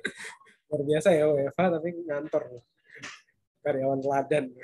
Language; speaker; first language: Indonesian; native; Indonesian